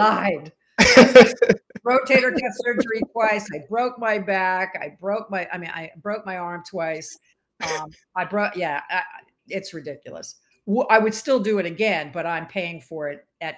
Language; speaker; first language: English; native; English